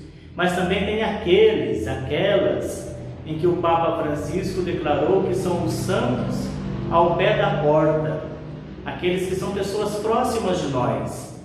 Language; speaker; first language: Portuguese; native; Portuguese